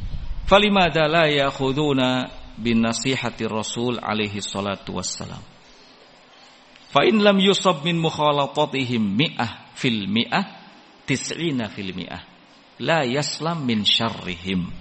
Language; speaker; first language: Arabic; non-native, fluent; Indonesian